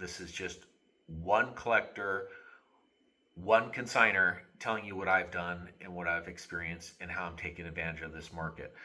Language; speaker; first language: English; native; English